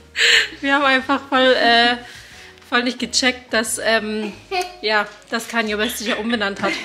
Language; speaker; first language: German; native; German